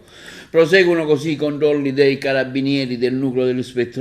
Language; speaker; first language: Italian; native; Italian